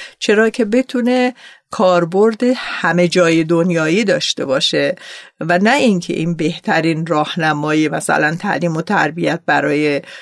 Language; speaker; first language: Persian; native; Persian